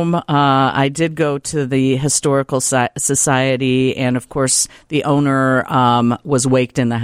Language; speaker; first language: English; native; English